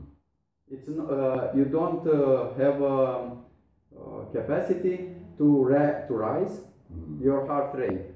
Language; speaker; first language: English; non-native, learner; Romanian